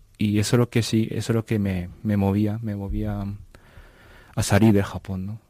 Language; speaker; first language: Spanish; non-native, fluent; Japanese